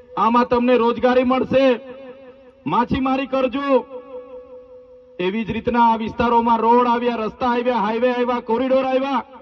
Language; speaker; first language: Gujarati; non-native, local second language; Bhili